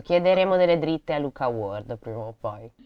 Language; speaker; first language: Italian; native; Italian